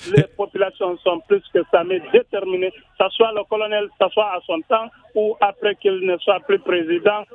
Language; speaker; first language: French; non-native, local second language; Susu